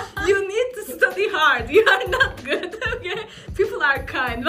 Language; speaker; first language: English; non-native, fluent; Turkish